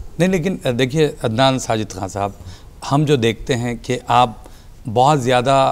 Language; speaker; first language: Hindi; native; Hindi